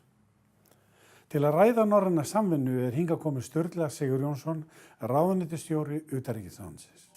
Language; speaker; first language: Icelandic; native; Icelandic